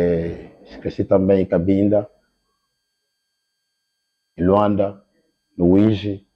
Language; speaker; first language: Portuguese; non-native, learner; Lingala